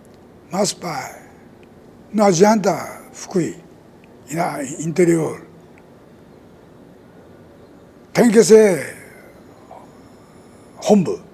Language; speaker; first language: Portuguese; non-native, learner; Japanese